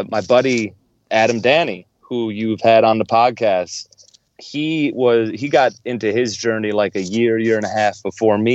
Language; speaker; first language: English; native; English